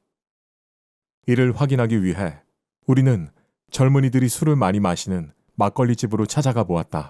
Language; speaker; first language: Korean; native; Korean